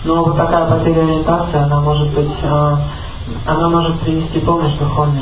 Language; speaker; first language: Russian; native; Russian